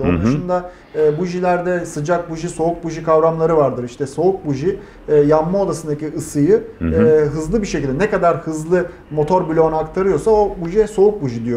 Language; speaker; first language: Turkish; native; Turkish